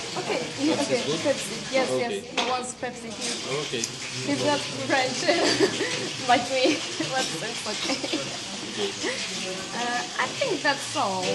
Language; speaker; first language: English; non-native, learner; Turkish